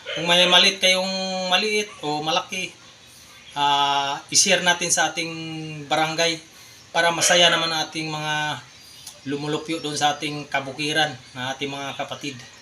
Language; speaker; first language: Filipino; non-native, local second language; Cebuano